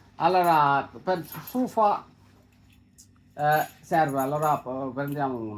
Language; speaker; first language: Italian; non-native, learner; Tamil